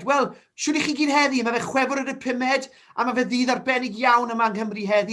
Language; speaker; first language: Welsh; native; Welsh